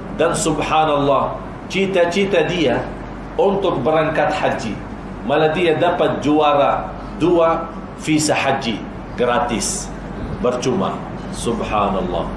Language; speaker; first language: Malay; non-native, fluent; Arabic